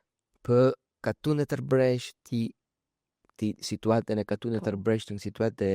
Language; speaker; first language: Albanian; early bilingual, heritage; Albanian